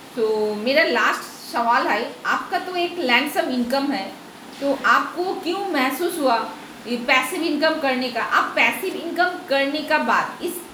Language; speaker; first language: Hindi; non-native, local second language; Bangla